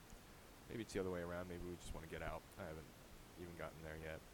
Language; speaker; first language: English; native; English